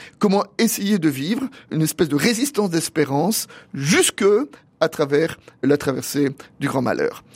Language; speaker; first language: French; native; French